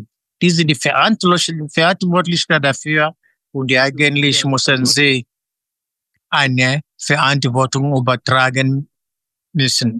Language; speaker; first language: German; non-native, fluent; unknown